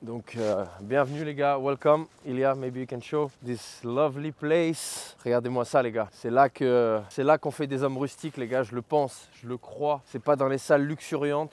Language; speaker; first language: French; native; French